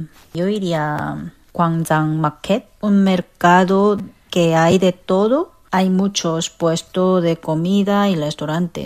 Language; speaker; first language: Spanish; non-native, learner; Korean